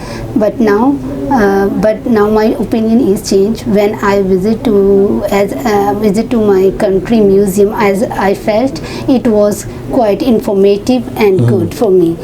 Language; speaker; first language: English; non-native, learner; Urdu